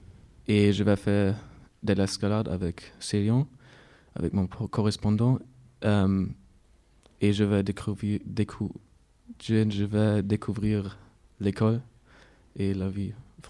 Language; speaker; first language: French; non-native, learner; German